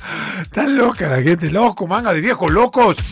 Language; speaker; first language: Spanish; native; Spanish